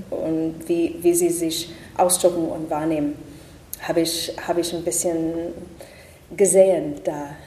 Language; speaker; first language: German; non-native, fluent; English